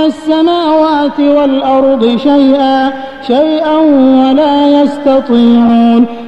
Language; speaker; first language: Arabic; native; Arabic